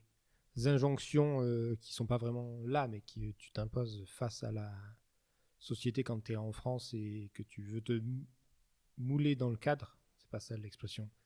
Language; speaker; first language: French; native; French